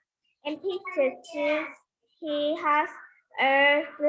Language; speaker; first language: English; non-native, learner; Vietnamese